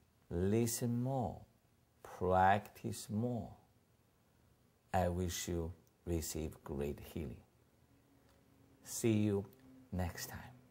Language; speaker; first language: English; non-native, fluent; Chinese